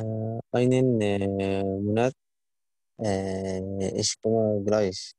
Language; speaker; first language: German; non-native, learner; Arabic